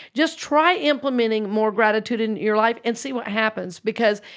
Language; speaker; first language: English; native; English